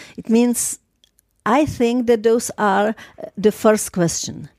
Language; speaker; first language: English; non-native, fluent; Czech